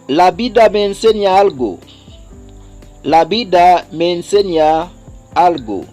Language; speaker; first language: Spanish; non-native, fluent; Haitian Creole